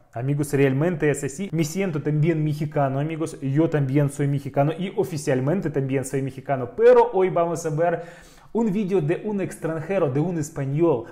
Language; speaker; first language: Spanish; non-native, learner; Russian